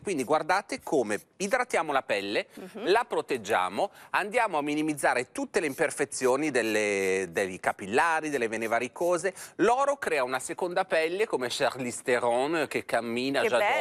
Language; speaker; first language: Italian; native; Italian